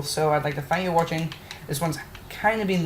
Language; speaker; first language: English; native; English